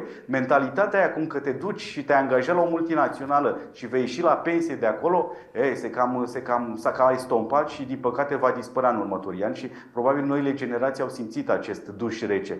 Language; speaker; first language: Romanian; native; Romanian